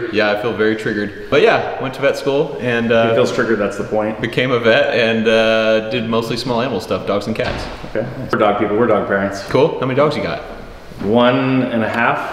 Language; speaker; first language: English; native; English